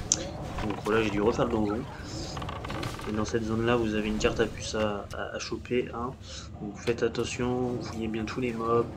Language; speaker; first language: French; native; French